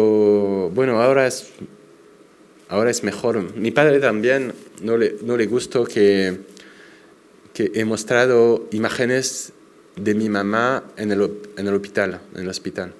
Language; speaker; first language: Spanish; non-native, fluent; French